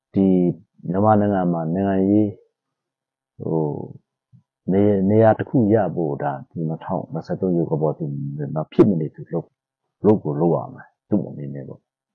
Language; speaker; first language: Burmese; non-native, local second language; Shwe Palaung